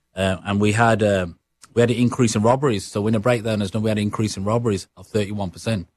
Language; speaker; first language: English; native; English